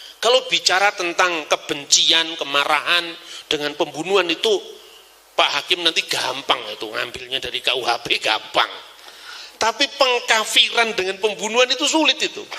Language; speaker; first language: Indonesian; non-native, local second language; Javanese